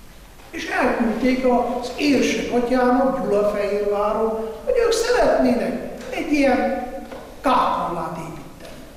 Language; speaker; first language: Hungarian; non-native, fluent; Italian